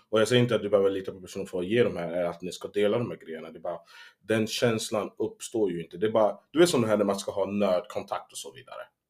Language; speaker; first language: Swedish; early bilingual, heritage; Swedish